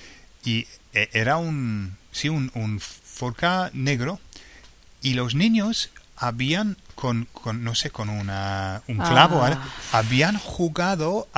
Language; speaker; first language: Spanish; non-native, fluent; English